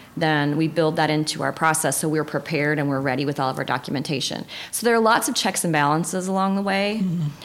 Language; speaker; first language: English; native; English